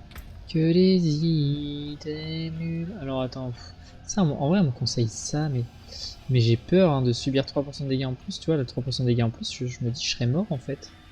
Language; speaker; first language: French; native; French